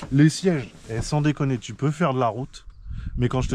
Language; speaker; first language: French; native; French